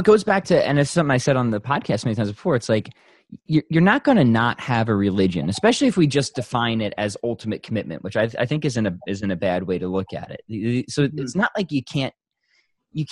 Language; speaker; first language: English; native; English